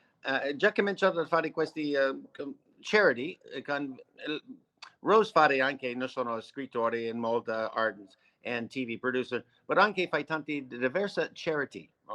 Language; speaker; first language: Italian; non-native, learner; English